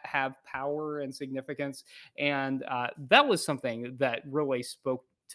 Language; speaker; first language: English; native; English